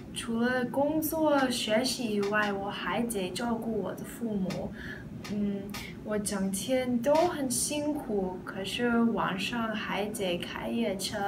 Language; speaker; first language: Chinese; non-native, learner; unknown